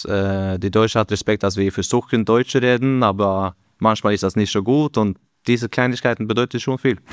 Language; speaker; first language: German; non-native, learner; Norwegian